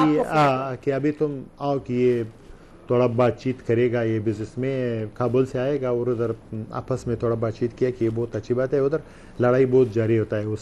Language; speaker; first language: Hindi; non-native, learner; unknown